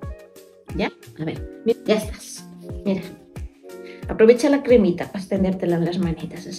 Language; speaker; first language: Spanish; native; Spanish